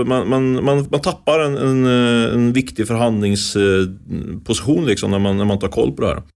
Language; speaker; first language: Swedish; native; Swedish